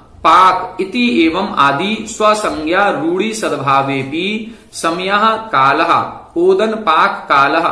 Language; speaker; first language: Hindi; native; Hindi